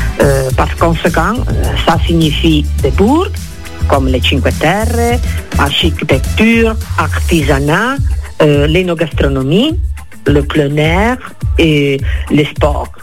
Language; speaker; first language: French; non-native, fluent; Italian